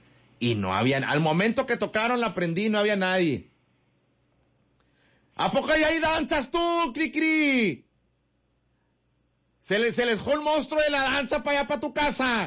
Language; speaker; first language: Spanish; native; Spanish